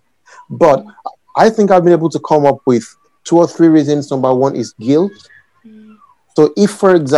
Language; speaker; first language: English; non-native, local second language; Yoruba